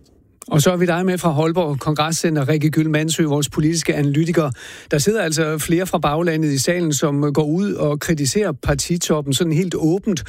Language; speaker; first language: Danish; native; Danish